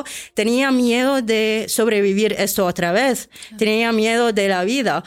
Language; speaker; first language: Spanish; non-native, fluent; Arabic